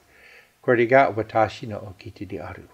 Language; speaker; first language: Japanese; non-native, fluent; English